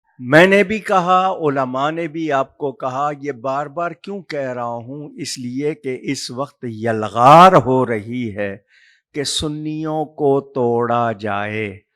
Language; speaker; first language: Urdu; non-native, local second language; Punjabi